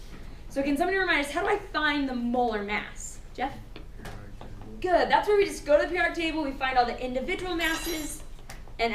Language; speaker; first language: English; native; English